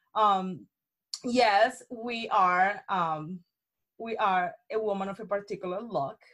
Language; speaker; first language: English; non-native, fluent; Spanish